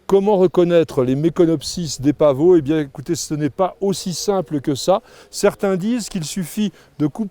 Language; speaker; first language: French; native; French